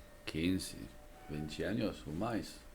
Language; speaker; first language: Portuguese; non-native, learner; French